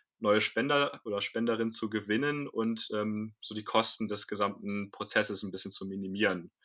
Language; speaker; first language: German; native; German